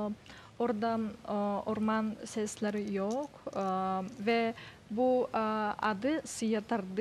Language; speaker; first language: Turkish; non-native, learner; Yakut